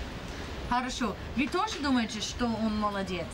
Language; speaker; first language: Russian; non-native, learner; English